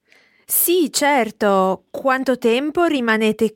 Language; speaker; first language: Italian; non-native, fluent; English